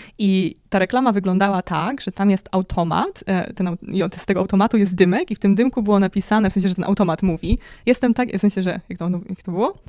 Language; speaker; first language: Polish; native; Polish